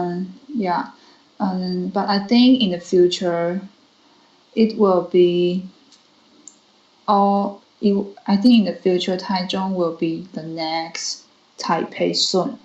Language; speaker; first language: English; non-native, learner; Chinese